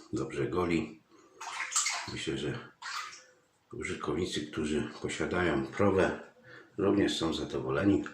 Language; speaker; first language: Polish; native; Polish